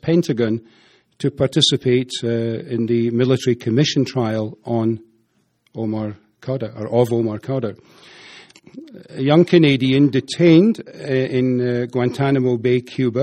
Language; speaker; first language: English; native; English